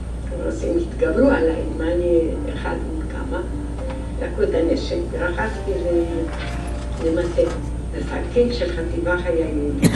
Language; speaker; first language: Hebrew; non-native, fluent; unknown